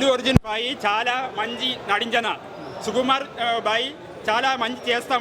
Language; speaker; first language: Telugu; non-native, learner; Malayalam